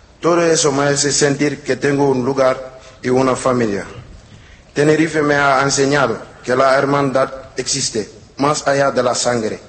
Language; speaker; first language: Spanish; non-native, learner; Wolof